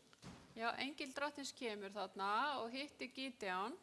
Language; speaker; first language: Icelandic; non-native, fluent; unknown